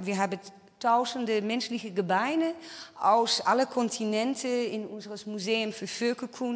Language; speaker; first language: German; non-native, fluent; Dutch